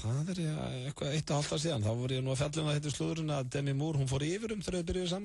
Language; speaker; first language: Icelandic; native; Icelandic